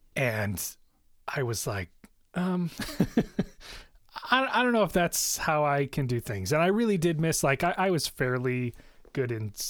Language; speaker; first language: English; native; English